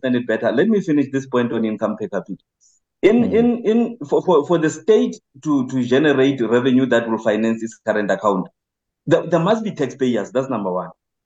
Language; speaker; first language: English; non-native, local second language; Southern Sotho